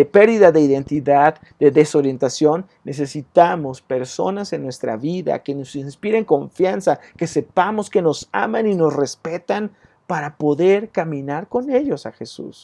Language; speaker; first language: Spanish; native; Spanish